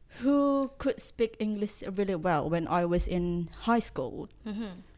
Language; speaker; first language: English; non-native, fluent; Indonesian